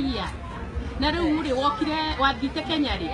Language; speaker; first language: Kikuyu; native; Kikuyu